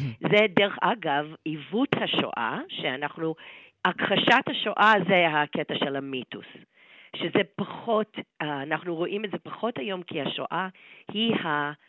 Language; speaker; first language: Hebrew; non-native, fluent; English